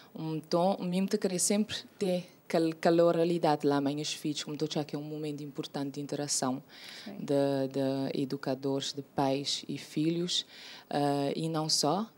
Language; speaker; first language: Portuguese; non-native, local second language; Kabuverdianu